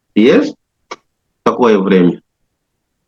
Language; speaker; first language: Russian; non-native, learner; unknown